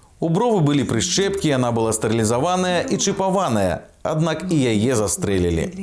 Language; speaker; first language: Belarusian; native; Belarusian